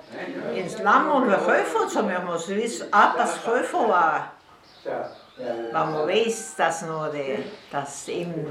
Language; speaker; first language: German; early bilingual, heritage; German